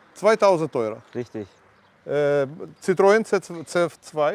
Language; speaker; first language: German; non-native, learner; Ukrainian